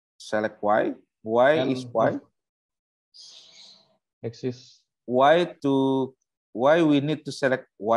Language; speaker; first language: English; non-native, learner; Indonesian